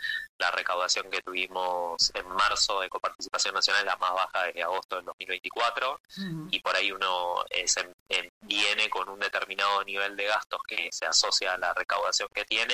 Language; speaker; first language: Spanish; native; Spanish